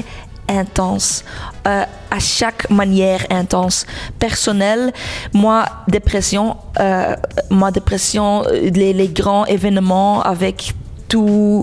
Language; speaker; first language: French; non-native, local second language; Dutch